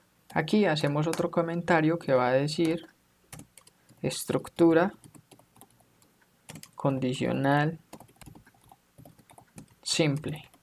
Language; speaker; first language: Spanish; native; Spanish